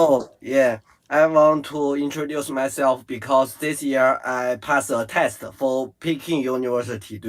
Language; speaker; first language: English; non-native, learner; Chinese